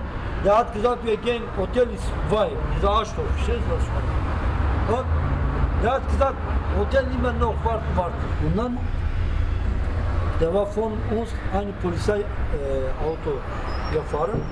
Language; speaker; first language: German; non-native, learner; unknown